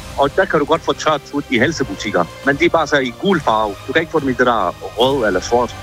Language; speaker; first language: Danish; early bilingual, other home language; Kurdish